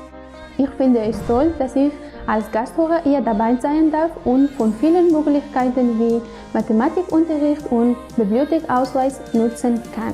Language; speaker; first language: German; non-native, learner; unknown